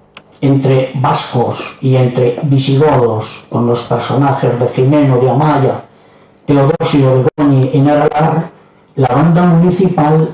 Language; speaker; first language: Spanish; native; Spanish